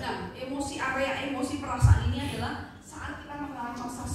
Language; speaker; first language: Indonesian; native; Indonesian